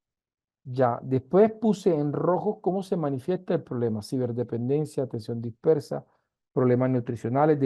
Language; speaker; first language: Spanish; native; Spanish